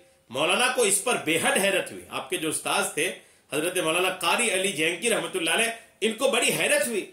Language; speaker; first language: Urdu; native; Urdu